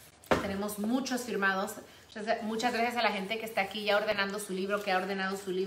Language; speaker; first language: Spanish; early bilingual, heritage; Spanish